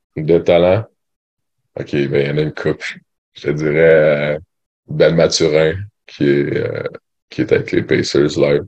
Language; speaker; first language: French; native; French